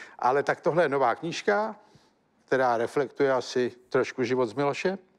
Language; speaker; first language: Czech; native; Czech